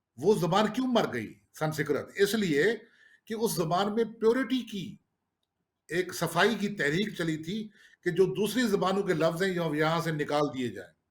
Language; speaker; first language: Urdu; non-native, local second language; Saraiki